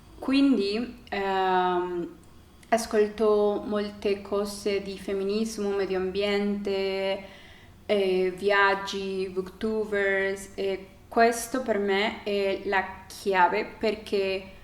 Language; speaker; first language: Italian; non-native, learner; Spanish